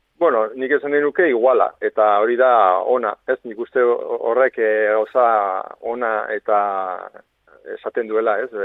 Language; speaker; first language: Basque; non-native, local second language; Spanish